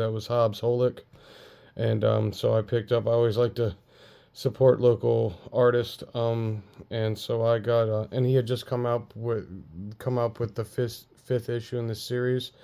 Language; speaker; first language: English; native; English